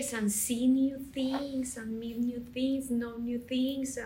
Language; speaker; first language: English; non-native, learner; Spanish